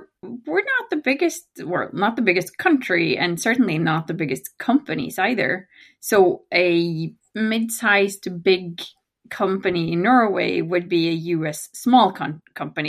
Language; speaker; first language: English; non-native, fluent; Norwegian